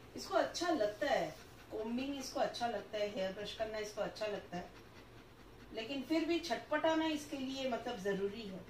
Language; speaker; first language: Hindi; non-native, local second language; Bangla